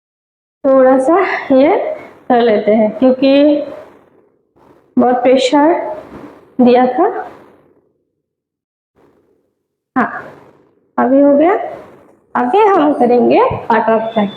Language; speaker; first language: Hindi; non-native, local second language; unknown